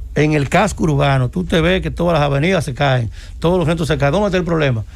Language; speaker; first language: Spanish; native; Spanish